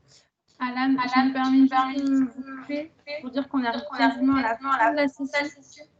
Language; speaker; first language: French; native; French